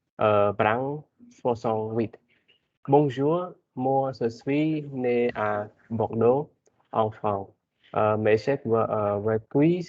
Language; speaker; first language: French; non-native, learner; Khmer